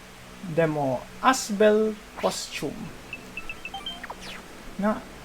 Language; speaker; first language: Japanese; non-native, learner; Filipino